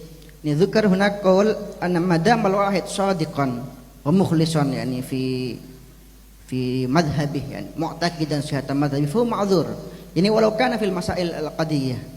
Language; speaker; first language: Arabic; non-native, fluent; Indonesian